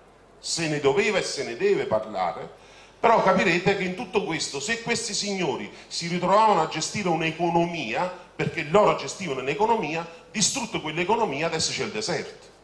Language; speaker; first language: Italian; native; Italian